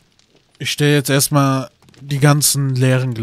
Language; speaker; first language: German; native; German